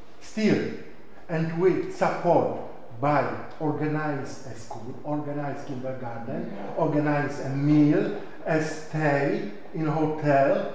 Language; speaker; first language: English; non-native, learner; Polish